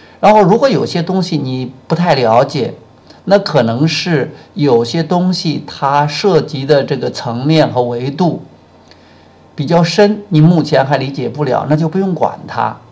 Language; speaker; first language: Chinese; native; Chinese